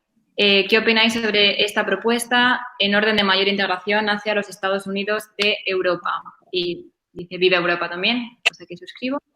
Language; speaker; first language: Spanish; native; Spanish